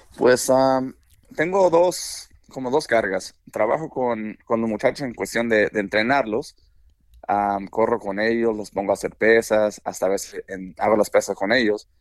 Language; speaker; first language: Spanish; early bilingual, heritage; Spanish